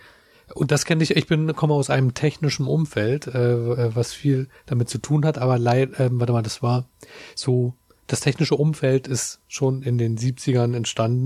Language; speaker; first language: German; native; German